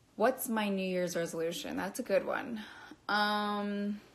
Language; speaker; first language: English; native; English